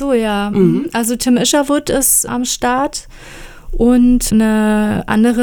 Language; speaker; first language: German; native; German